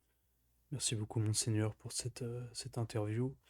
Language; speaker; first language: French; native; French